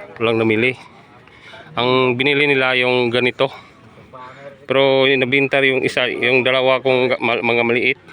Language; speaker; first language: Filipino; non-native, local second language; Hiligaynon